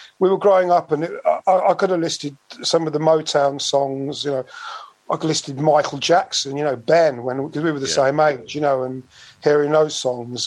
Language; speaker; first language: English; native; English